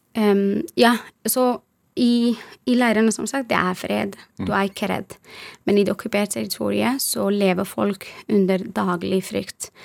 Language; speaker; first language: Norwegian; non-native, fluent; Arabic